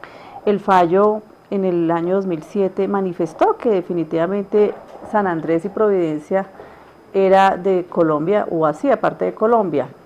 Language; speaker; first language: Spanish; native; Spanish